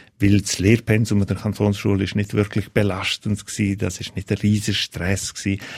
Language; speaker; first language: German; non-native, local second language; Romansh